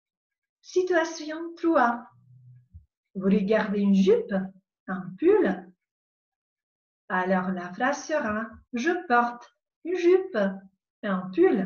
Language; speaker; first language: French; non-native, fluent; Macedonian